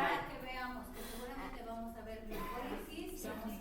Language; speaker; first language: Spanish; native; Spanish